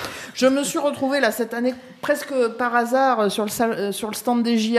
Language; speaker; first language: French; native; French